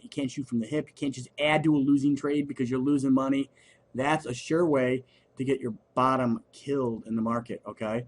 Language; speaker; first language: English; native; English